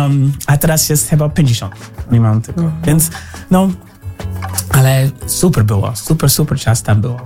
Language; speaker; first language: Polish; early bilingual, heritage; English